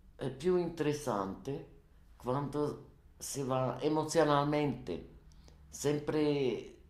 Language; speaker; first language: Italian; non-native, learner; German